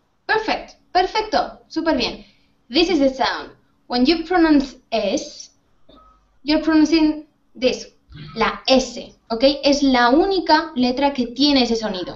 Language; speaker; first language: Spanish; native; Spanish